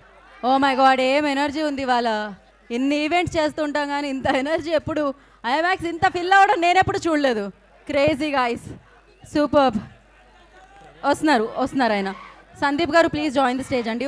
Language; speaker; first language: Telugu; native; Telugu